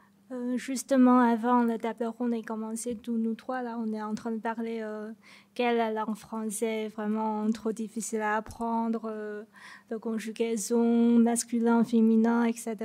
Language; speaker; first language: French; non-native, fluent; Chinese